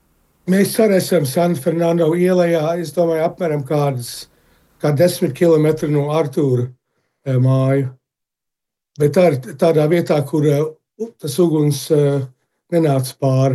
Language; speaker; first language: Latvian; early bilingual, heritage; Latvian